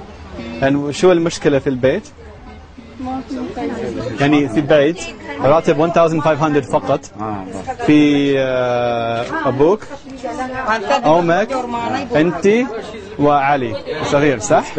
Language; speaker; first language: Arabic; non-native, learner; English